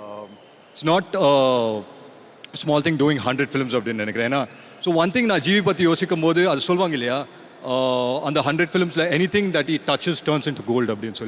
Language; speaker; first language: Tamil; native; Tamil